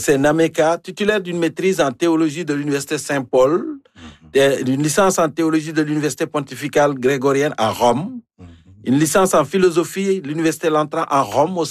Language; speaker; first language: French; native; French